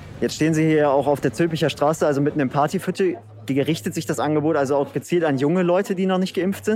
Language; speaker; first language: German; native; German